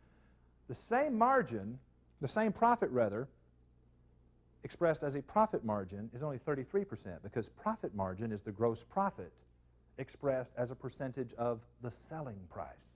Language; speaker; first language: English; native; English